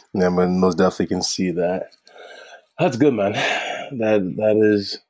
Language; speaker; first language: English; native; English